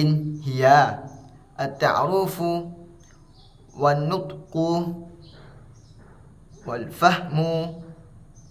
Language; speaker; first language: Arabic; non-native, learner; Indonesian